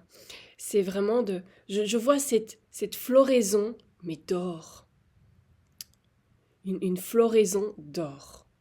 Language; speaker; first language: French; native; French